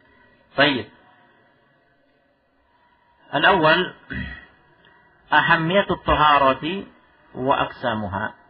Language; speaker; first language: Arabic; non-native, fluent; Indonesian